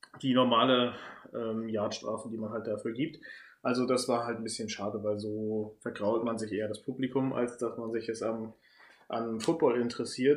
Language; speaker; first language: German; native; German